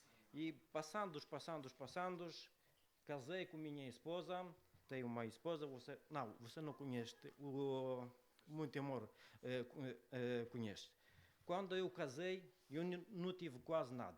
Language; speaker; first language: Portuguese; non-native, learner; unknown